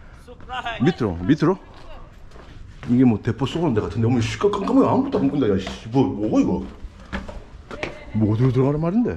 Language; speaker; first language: Korean; native; Korean